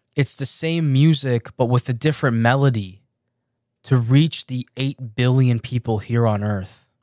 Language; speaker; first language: English; early bilingual, other home language; Persian